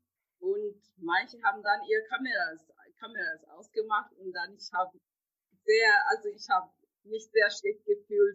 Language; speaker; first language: German; non-native, fluent; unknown